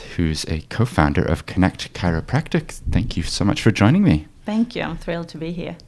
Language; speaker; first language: English; non-native, fluent; Norwegian